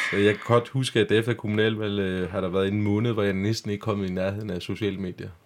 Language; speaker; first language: Danish; non-native, fluent; Turkish